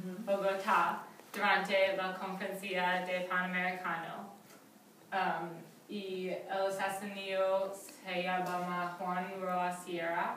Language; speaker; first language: Spanish; non-native, learner; English